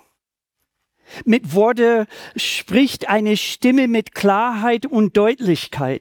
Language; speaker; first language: German; non-native, fluent; English